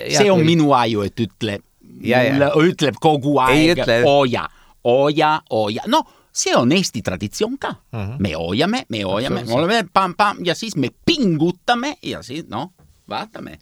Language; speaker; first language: Estonian; non-native, learner; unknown